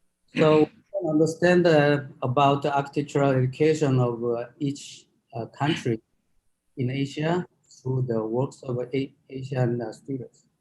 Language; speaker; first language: English; non-native, fluent; Korean